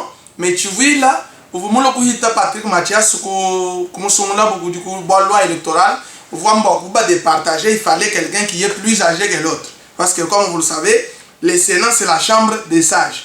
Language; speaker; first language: French; non-native, local second language; Luba-Lulua